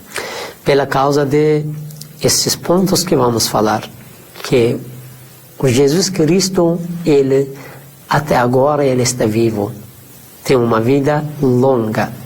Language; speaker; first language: Portuguese; non-native, fluent; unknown